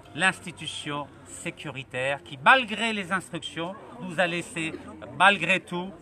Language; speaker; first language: French; non-native, local second language; Arabic